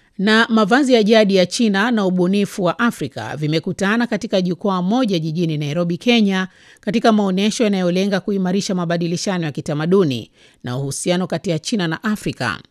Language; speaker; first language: Swahili; native; Swahili